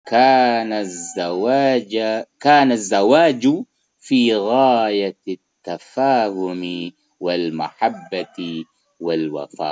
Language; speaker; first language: Arabic; non-native, fluent; Indonesian